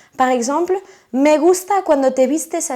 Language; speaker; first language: Spanish; non-native, fluent; French